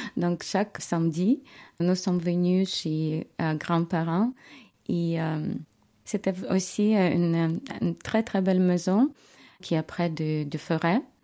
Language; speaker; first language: French; non-native, fluent; Ukrainian